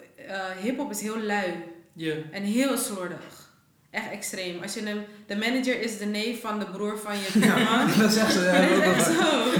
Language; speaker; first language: Dutch; early bilingual, other home language; Persian